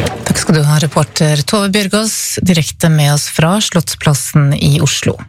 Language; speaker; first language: Norwegian; native; Norwegian